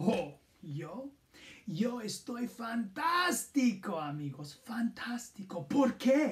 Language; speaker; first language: Spanish; non-native, fluent; English